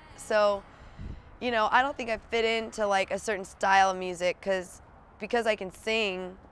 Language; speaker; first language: English; native; English